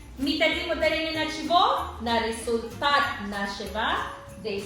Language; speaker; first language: Russian; non-native, local second language; Tajik